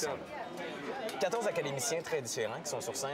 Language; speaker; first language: French; native; French